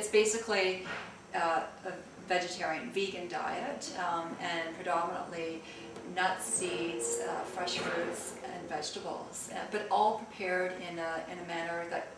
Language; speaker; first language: English; early bilingual, other home language; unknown